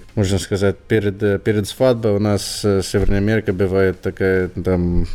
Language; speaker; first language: Russian; non-native, learner; English